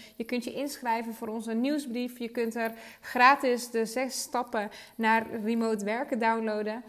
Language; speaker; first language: Dutch; native; Dutch